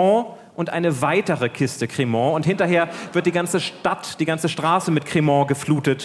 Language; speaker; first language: German; native; German